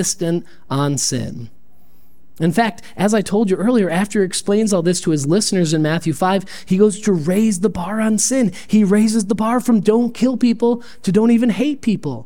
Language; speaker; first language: English; native; English